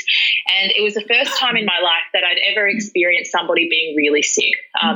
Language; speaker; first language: English; native; English